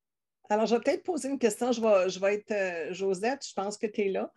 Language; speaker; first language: French; native; French